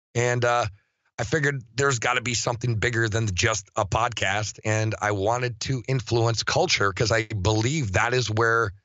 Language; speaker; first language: English; native; English